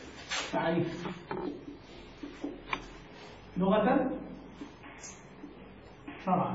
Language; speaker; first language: Arabic; native; Arabic